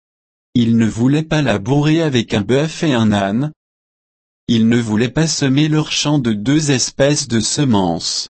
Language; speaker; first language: French; native; French